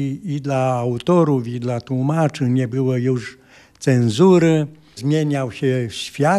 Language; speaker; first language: Polish; non-native, fluent; Romanian